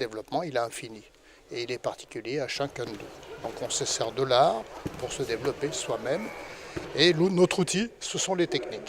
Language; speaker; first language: French; native; French